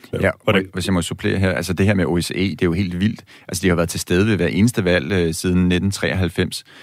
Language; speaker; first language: Danish; native; Danish